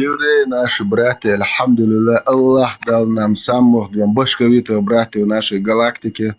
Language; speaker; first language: Russian; non-native, local second language; Chechen